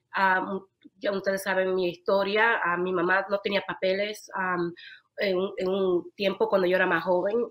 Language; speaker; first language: Spanish; early bilingual, heritage; Spanish